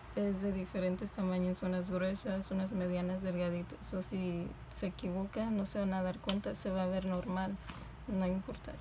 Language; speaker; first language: Spanish; early bilingual, heritage; Spanish